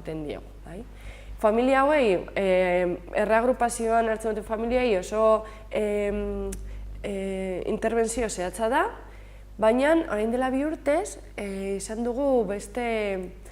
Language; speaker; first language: Basque; native; Basque